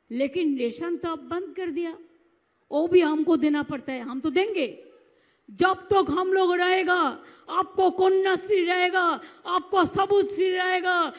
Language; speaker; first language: Hindi; non-native, local second language; Bangla